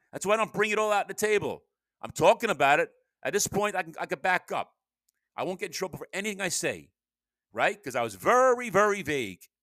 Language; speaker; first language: English; native; English